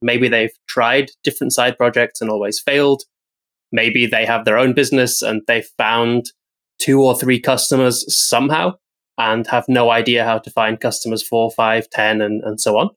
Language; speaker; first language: English; native; English